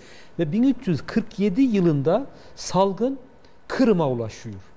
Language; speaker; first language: Turkish; native; Turkish